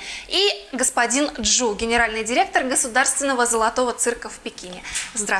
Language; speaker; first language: Russian; native; Russian